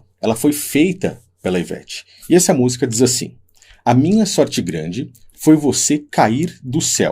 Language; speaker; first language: Portuguese; native; Portuguese